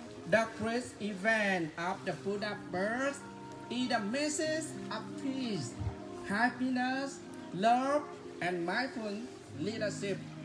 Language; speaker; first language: English; non-native, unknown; Vietnamese